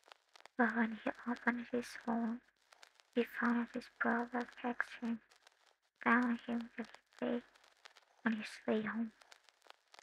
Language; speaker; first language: English; non-native, learner; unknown